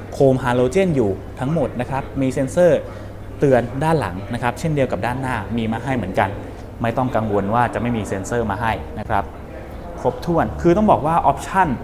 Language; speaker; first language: Thai; native; Thai